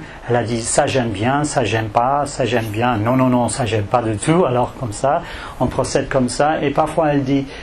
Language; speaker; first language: French; non-native, fluent; English